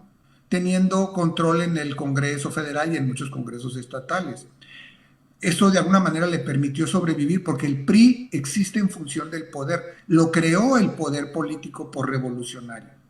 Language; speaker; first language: Spanish; native; Spanish